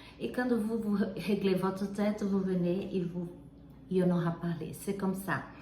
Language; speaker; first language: French; non-native, fluent; Portuguese